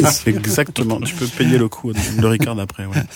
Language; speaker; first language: French; native; French